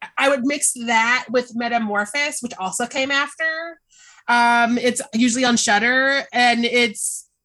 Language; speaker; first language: English; native; English